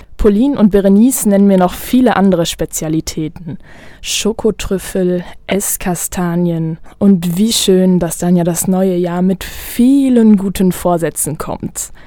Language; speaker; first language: German; native; German